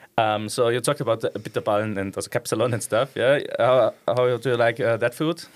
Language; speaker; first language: English; non-native, fluent; German